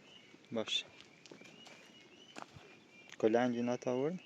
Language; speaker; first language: Persian; native; Persian